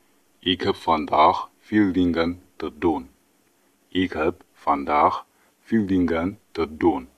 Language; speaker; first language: Dutch; non-native, fluent; Tigrinya